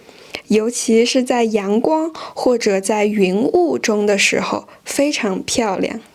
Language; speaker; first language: Chinese; non-native, fluent; French